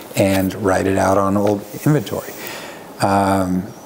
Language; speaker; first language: English; native; English